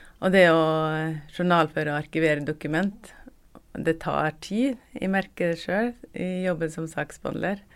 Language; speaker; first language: Norwegian; native; Norwegian